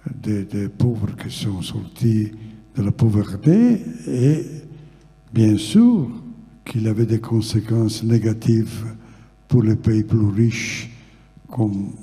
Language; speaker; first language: French; non-native, fluent; Italian